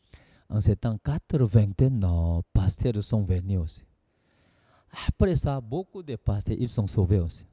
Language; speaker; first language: French; non-native, learner; Korean